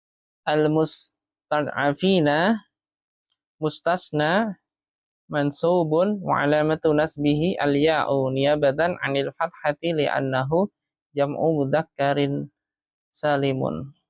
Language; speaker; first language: Arabic; non-native, fluent; Indonesian